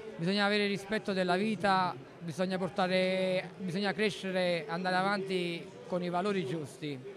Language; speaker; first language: Italian; native; Italian